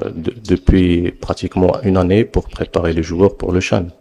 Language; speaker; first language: French; non-native, local second language; Arabic